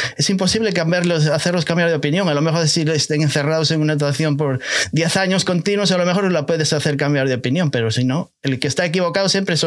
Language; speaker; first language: Spanish; native; Spanish